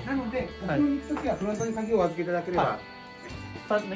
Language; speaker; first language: Japanese; native; Japanese